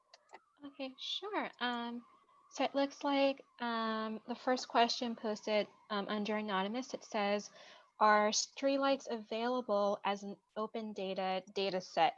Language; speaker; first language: English; native; English